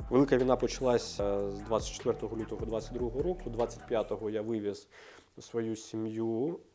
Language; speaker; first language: Ukrainian; non-native, local second language; Russian